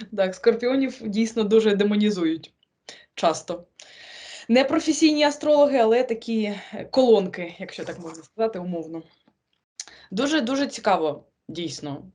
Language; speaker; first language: Ukrainian; native; Ukrainian